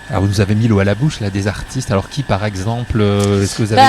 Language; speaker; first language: French; native; French